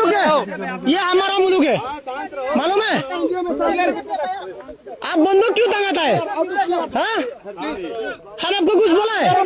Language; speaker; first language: Hindi; non-native, learner; Bangla